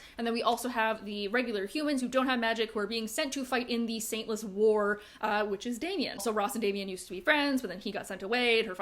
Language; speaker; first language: English; native; English